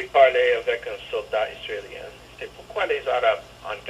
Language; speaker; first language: French; non-native, learner; English